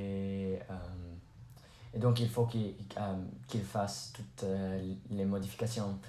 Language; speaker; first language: French; non-native, learner; English